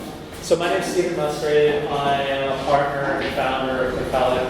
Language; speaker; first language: English; native; English